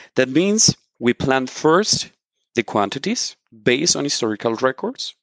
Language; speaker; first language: English; non-native, fluent; Spanish